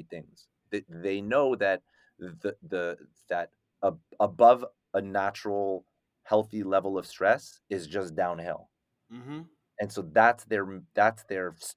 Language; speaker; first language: English; native; English